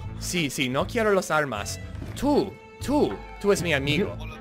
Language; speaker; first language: Spanish; non-native, learner; English